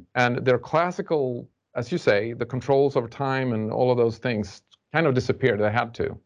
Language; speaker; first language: English; non-native, fluent; Swedish